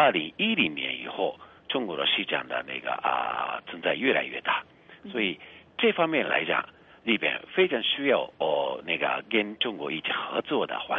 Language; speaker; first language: Chinese; non-native, fluent; Japanese